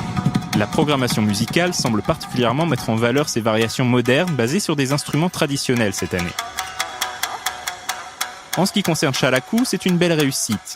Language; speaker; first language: French; native; French